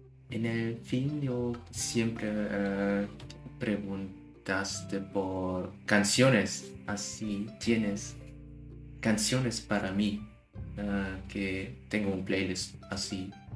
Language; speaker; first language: Spanish; non-native, learner; German